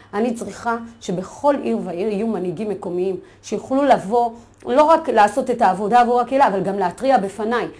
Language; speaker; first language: Hebrew; early bilingual, other home language; Amharic